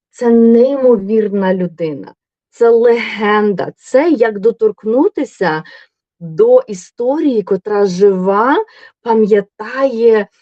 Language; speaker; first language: Ukrainian; native; Ukrainian